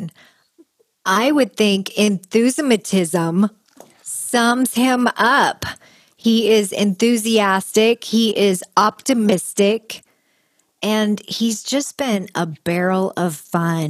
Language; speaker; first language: English; native; English